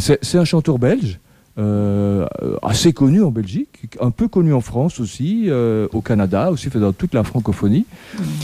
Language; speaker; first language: French; native; French